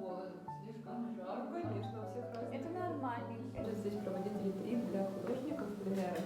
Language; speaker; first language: Russian; non-native, learner; Azerbaijani